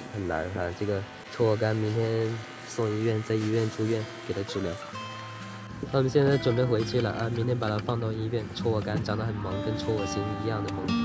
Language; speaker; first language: Chinese; native; Chinese